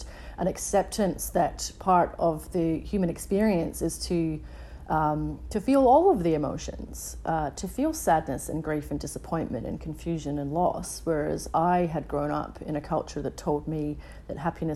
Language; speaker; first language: English; native; English